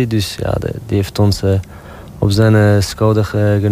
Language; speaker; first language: Dutch; non-native, local second language; French